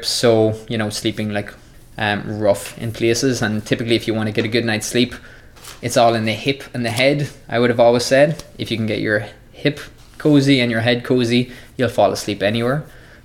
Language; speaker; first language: English; native; English